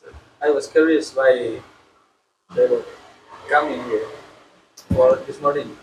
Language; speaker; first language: English; non-native, local second language; Indonesian